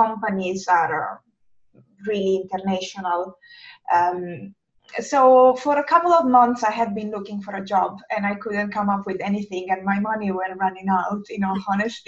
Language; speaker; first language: English; non-native, fluent; Italian